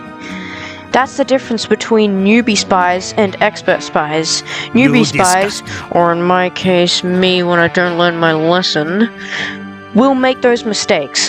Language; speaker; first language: English; native; English